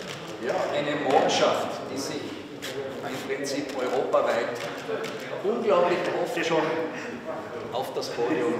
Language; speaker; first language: German; native; German